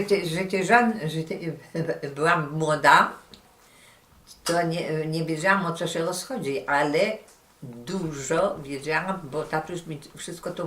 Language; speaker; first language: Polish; early bilingual, heritage; Polish